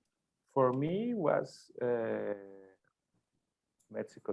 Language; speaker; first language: English; non-native, learner; Spanish